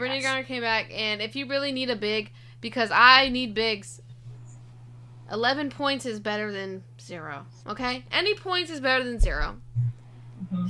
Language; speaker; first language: English; native; English